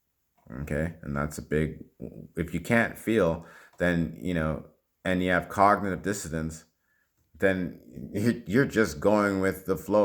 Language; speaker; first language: English; native; English